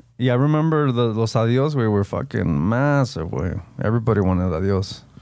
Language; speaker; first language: English; early bilingual, other home language; Spanish